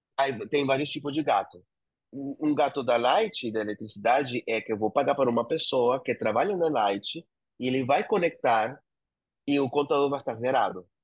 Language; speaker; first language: Portuguese; non-native, fluent; Spanish